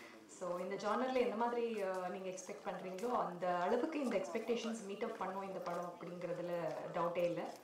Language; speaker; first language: Tamil; native; Tamil